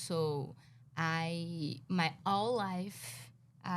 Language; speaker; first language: English; non-native, learner; Portuguese